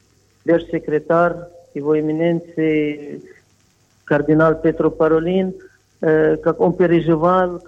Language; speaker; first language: Russian; non-native, fluent; Arabic